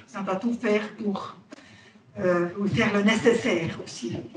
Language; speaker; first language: French; non-native, local second language; Swiss German